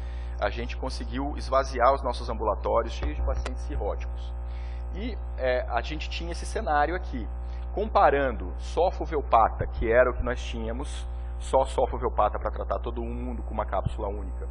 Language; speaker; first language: Portuguese; native; Portuguese